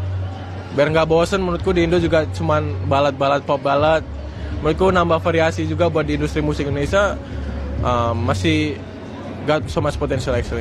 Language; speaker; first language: Indonesian; native; Indonesian